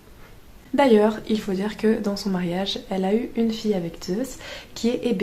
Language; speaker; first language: French; native; French